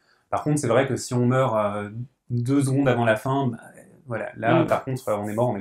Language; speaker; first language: French; native; French